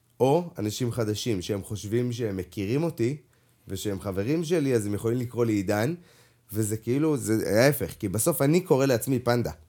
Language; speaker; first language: Hebrew; native; Hebrew